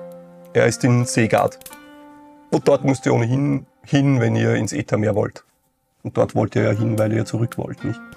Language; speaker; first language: German; native; German